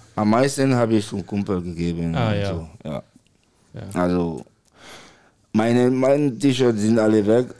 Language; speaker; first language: German; non-native, fluent; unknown